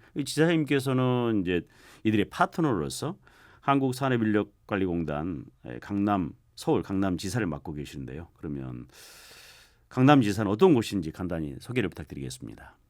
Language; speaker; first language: Korean; native; Korean